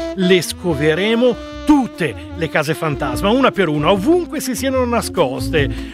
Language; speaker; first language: Italian; native; Italian